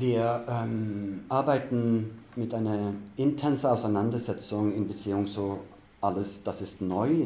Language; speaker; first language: German; non-native, fluent; Norwegian